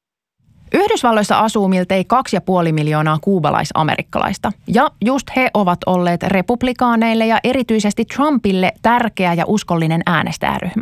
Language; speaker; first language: Finnish; native; Finnish